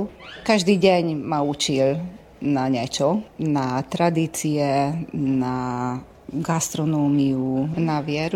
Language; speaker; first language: Slovak; early bilingual, heritage; Slovak